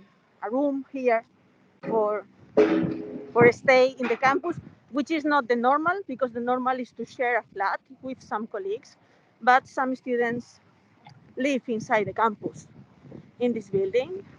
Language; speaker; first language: English; non-native, fluent; Spanish